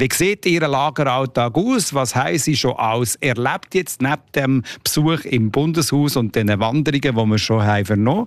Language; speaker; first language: German; native; German